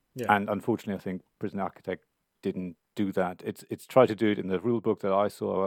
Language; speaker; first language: English; non-native, fluent; German